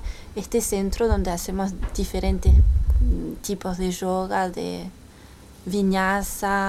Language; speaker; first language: Spanish; early bilingual, heritage; French